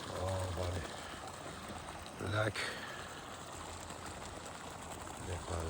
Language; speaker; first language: Hindi; non-native, local second language; Tibetan